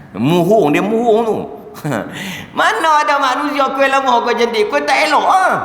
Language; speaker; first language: Malay; native; Malay